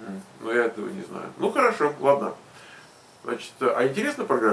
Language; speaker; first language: Russian; native; Russian